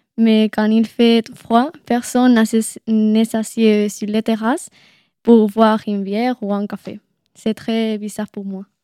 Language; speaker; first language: French; non-native, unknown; Spanish